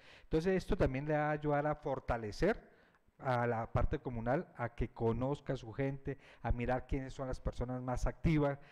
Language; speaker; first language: Spanish; native; Spanish